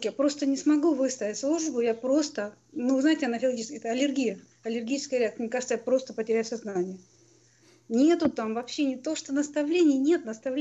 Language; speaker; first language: Russian; native; Russian